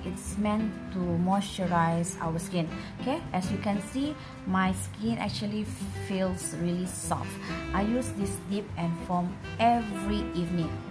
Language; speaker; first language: English; non-native, local second language; Malay